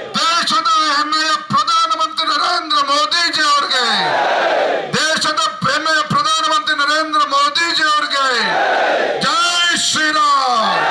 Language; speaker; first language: Kannada; native; Kannada